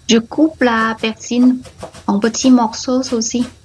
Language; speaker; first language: French; non-native, learner; Vietnamese